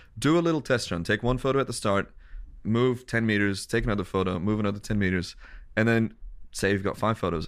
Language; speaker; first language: English; non-native, fluent; Dutch